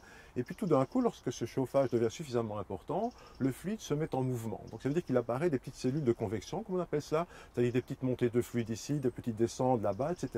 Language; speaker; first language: French; native; French